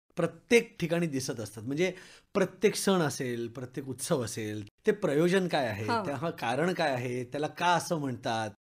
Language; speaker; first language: Marathi; early bilingual, other home language; Tamil